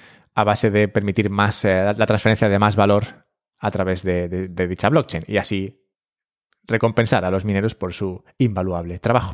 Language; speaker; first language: Spanish; native; Spanish